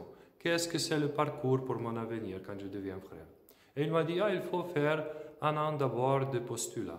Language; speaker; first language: French; non-native, fluent; Slovenian